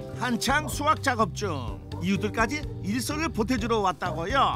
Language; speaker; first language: Korean; native; Korean